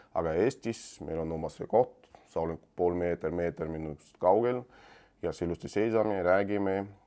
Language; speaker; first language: Estonian; non-native, fluent; Georgian